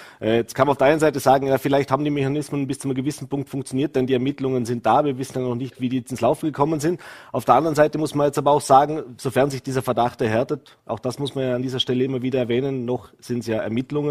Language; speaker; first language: German; native; German